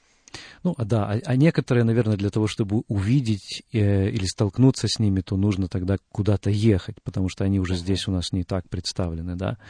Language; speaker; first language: Russian; native; Russian